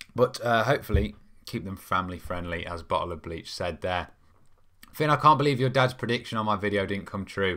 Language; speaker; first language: English; native; English